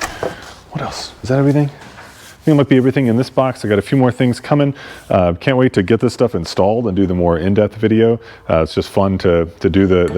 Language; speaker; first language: English; native; English